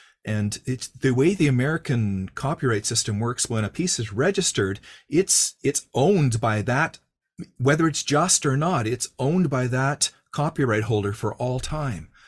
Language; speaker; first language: English; native; English